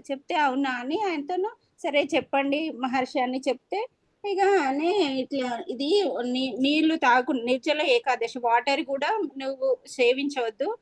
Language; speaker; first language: Telugu; native; Telugu